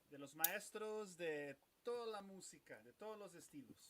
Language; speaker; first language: Spanish; non-native, fluent; Portuguese